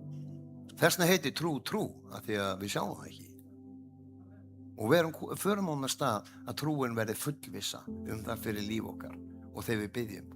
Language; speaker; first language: Icelandic; native; Icelandic